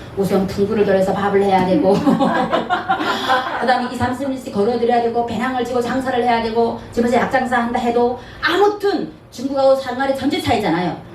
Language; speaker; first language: Korean; native; Korean